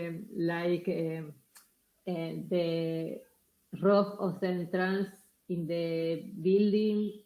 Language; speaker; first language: English; non-native, learner; Spanish